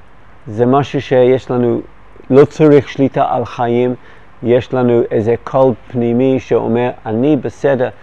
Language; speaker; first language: Hebrew; non-native, fluent; English